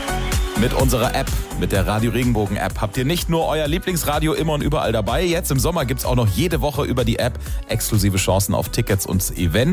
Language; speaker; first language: German; native; German